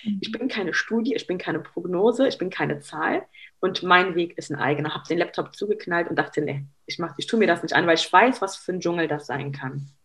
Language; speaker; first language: German; early bilingual, other home language; Arabic